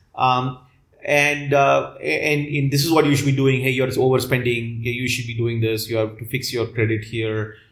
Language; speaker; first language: English; non-native, local second language; Tamil